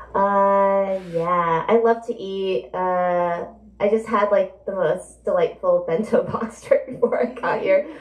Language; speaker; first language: English; native; English